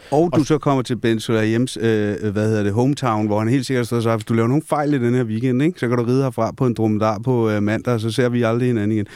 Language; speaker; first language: Danish; native; Danish